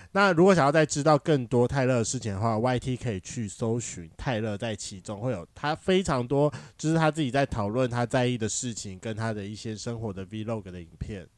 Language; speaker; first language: Chinese; native; Chinese